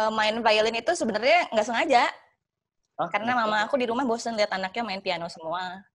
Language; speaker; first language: Indonesian; native; Indonesian